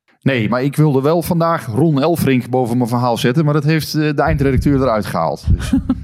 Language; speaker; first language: Dutch; native; Dutch